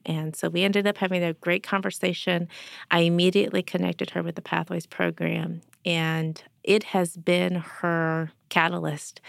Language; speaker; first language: English; native; English